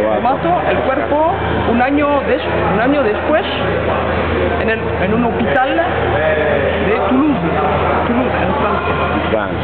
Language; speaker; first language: Spanish; non-native, learner; French